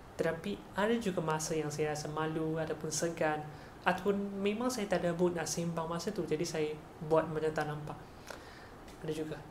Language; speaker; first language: Malay; non-native, local second language; Chinese